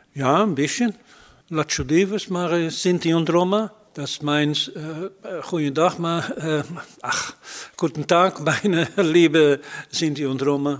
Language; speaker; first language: German; non-native, fluent; Dutch